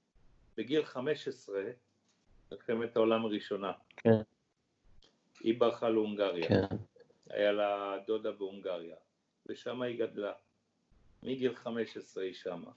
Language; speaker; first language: Hebrew; early bilingual, other home language; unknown